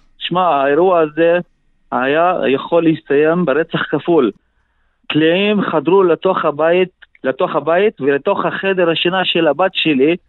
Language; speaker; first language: Hebrew; non-native, local second language; Arabic